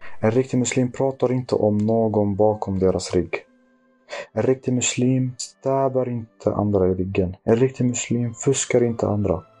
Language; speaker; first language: Swedish; early bilingual, other home language; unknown